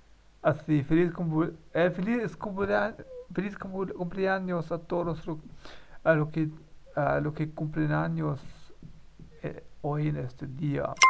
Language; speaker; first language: Spanish; non-native, learner; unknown